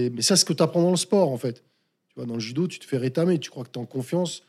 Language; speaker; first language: French; native; French